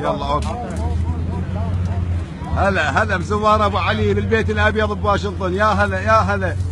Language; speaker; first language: Arabic; native; Arabic